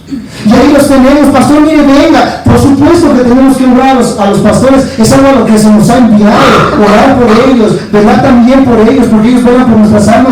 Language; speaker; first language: Spanish; native; Spanish